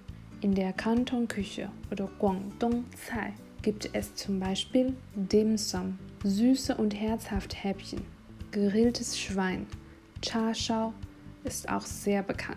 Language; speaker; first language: German; non-native, fluent; Chinese